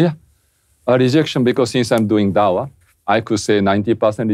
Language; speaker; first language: English; non-native, fluent; Japanese